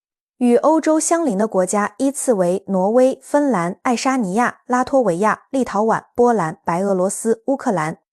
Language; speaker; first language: Chinese; native; Chinese